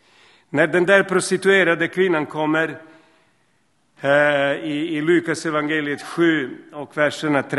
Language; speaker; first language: Swedish; non-native, fluent; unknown